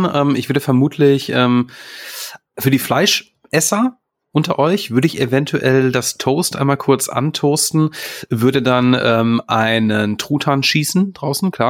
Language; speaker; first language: German; native; German